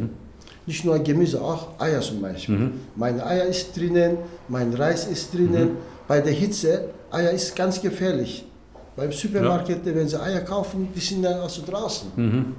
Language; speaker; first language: German; non-native, learner; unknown